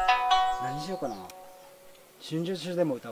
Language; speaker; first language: Japanese; native; Japanese